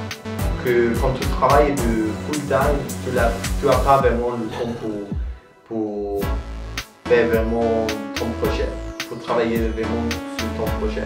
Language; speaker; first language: French; non-native, learner; Italian